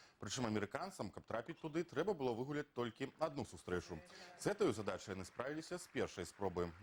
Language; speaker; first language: Belarusian; native; Belarusian